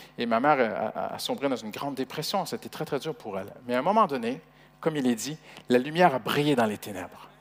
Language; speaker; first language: French; native; French